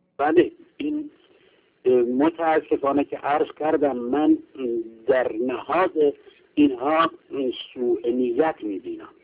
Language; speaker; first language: Persian; non-native, local second language; Kurdish